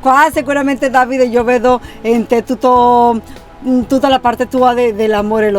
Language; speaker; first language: Italian; non-native, fluent; Spanish